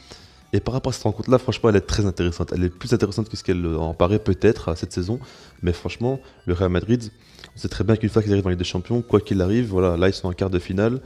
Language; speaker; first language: French; native; French